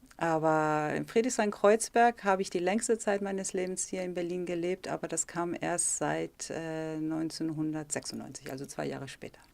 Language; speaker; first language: German; early bilingual, heritage; German